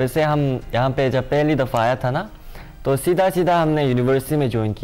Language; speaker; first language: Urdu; non-native, learner; Korean